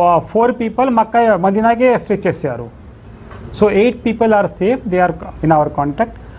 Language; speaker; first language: Telugu; non-native, local second language; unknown